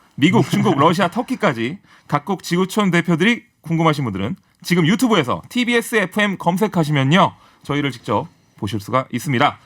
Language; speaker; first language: Korean; native; Korean